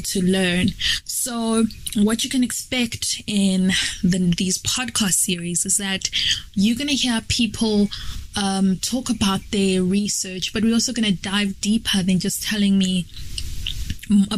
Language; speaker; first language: English; non-native, local second language; Nyanja